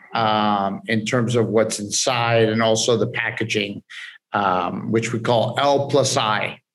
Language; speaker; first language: English; early bilingual, other home language; Spanish